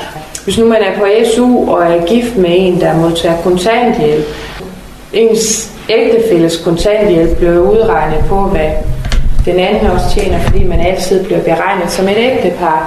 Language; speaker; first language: Danish; native; Danish